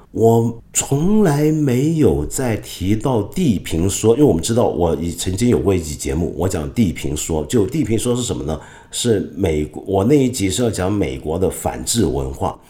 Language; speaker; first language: Chinese; non-native, local second language; Cantonese